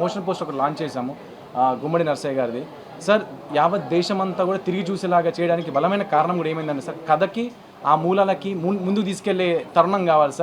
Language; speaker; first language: Telugu; native; Telugu